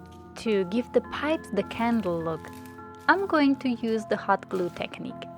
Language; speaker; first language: English; non-native, fluent; Czech